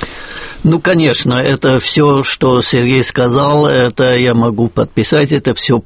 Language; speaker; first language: Russian; non-native, fluent; German